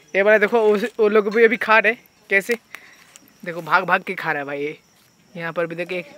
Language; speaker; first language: Hindi; non-native, local second language; Bangla